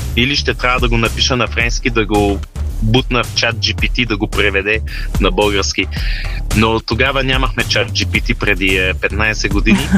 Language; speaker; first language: Bulgarian; early bilingual, heritage; Bulgarian